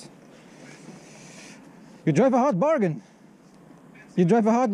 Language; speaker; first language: English; non-native, fluent; German